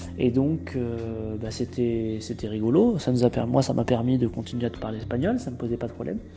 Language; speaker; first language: French; native; French